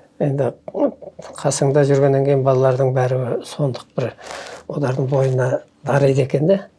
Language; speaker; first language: Kazakh; early bilingual, heritage; Kazakh